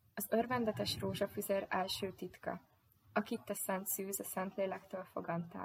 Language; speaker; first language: Hungarian; native; Hungarian